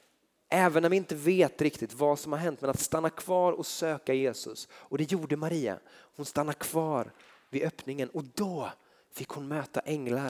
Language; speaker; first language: Swedish; native; Swedish